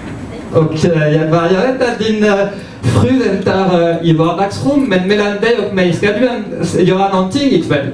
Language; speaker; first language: Swedish; non-native, fluent; French